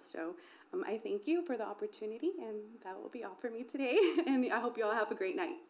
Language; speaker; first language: English; early bilingual, other home language; Spanish